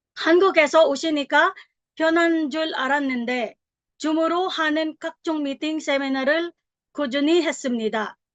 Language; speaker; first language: Korean; non-native, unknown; Filipino